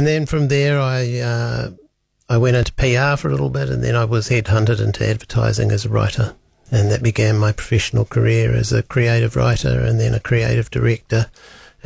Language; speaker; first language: English; native; English